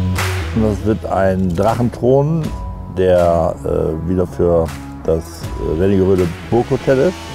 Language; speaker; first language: German; native; German